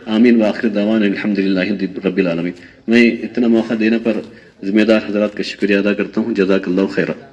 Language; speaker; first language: Urdu; native; Urdu